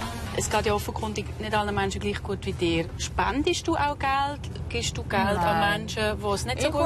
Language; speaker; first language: German; native; German